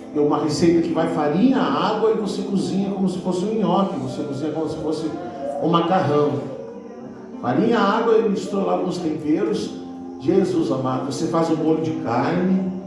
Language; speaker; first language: Portuguese; native; Portuguese